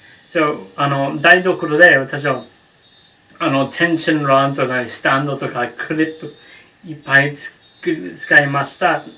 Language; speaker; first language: Japanese; non-native, learner; English